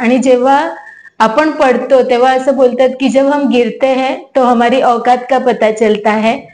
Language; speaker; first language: Hindi; non-native, local second language; Marathi